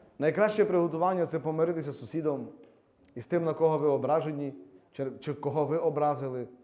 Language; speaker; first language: Ukrainian; native; Ukrainian